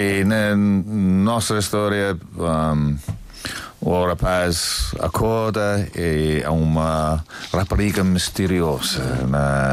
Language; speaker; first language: Portuguese; non-native, learner; English